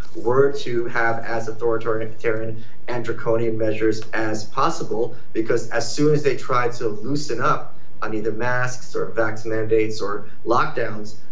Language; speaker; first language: English; early bilingual, other home language; Ukrainian